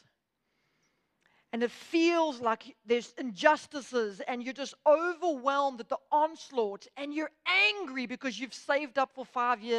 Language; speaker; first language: English; native; English